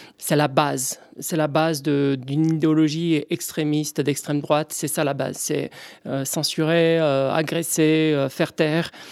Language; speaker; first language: French; non-native, fluent; Romanian